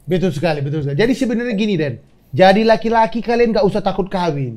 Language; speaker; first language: Indonesian; native; Indonesian